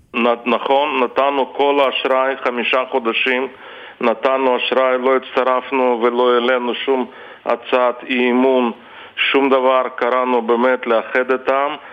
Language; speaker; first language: Hebrew; non-native, fluent; Russian